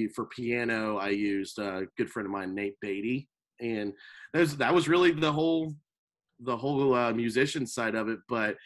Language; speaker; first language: English; native; English